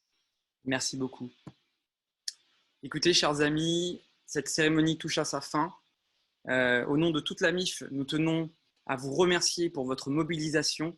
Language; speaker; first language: French; native; French